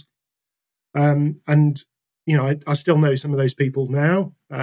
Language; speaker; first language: English; native; English